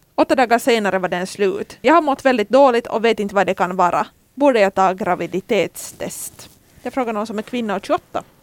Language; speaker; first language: Swedish; native; Swedish